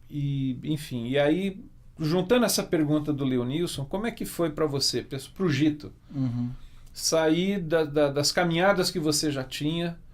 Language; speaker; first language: Portuguese; native; Portuguese